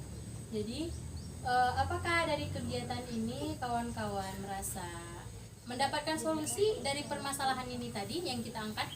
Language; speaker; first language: Indonesian; native; Indonesian